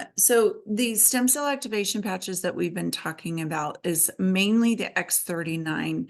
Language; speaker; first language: English; native; English